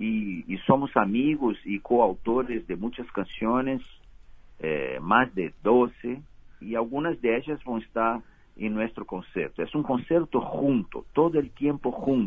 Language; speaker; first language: Spanish; non-native, fluent; Portuguese